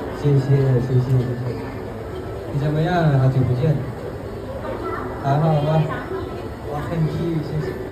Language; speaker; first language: Chinese; non-native, learner; Thai